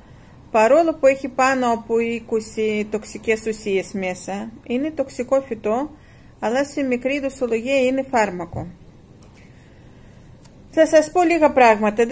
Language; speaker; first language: Greek; non-native, fluent; Russian